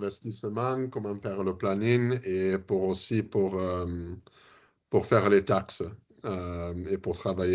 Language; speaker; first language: French; early bilingual, heritage; English